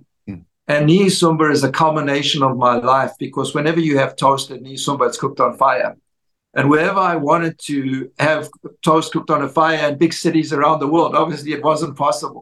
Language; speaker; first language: English; native; English